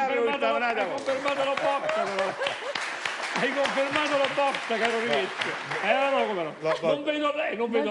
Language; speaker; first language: Italian; native; Italian